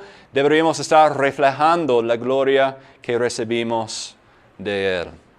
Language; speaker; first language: Spanish; non-native, fluent; English